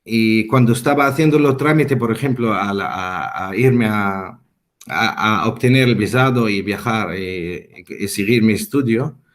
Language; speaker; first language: Spanish; non-native, fluent; Arabic